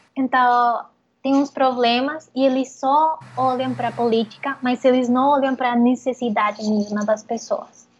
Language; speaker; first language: Portuguese; non-native, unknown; Spanish